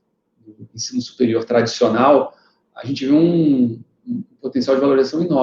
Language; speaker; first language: Portuguese; native; Portuguese